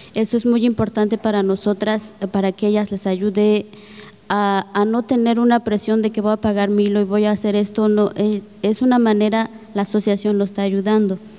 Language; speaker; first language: Spanish; native; Spanish